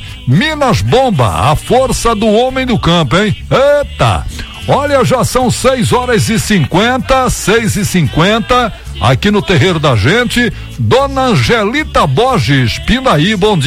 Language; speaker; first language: Portuguese; native; Portuguese